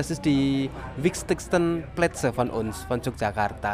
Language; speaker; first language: German; non-native, learner; Javanese